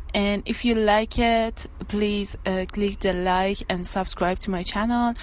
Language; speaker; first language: English; non-native, learner; Persian